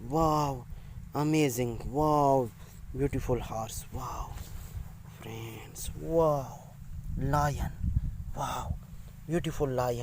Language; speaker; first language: English; non-native, learner; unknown